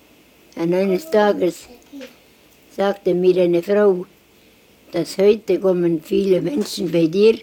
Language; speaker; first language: German; non-native, learner; Estonian